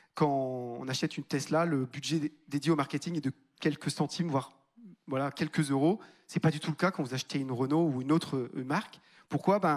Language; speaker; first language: French; native; French